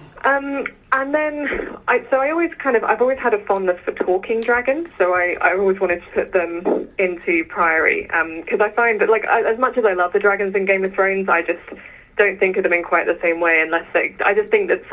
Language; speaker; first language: English; native; English